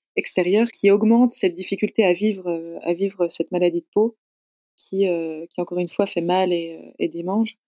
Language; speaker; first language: French; native; French